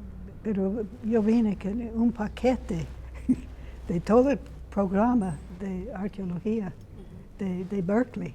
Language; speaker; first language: Spanish; non-native, fluent; English